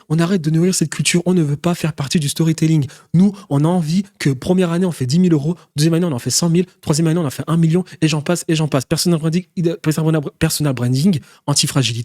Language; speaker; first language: French; native; French